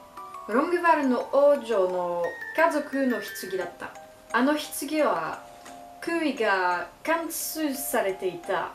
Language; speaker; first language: Japanese; non-native, learner; French